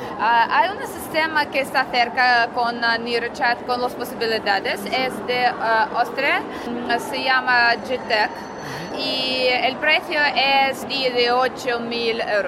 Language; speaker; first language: Spanish; non-native, learner; Russian